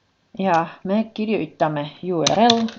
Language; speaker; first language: Finnish; non-native, learner; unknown